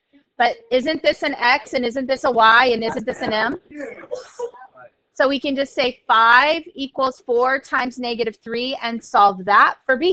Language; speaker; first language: English; native; English